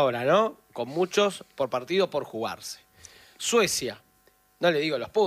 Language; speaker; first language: Spanish; native; Spanish